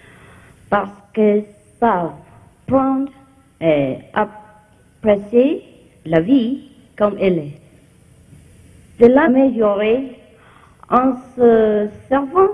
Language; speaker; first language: French; non-native, fluent; Vietnamese